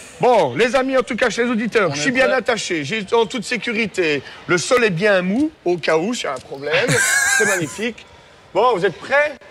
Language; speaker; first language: French; native; French